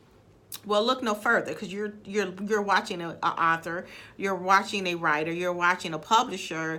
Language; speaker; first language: English; native; English